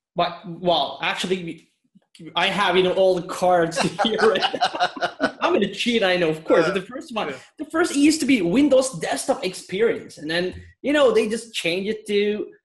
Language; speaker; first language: English; non-native, fluent; Turkish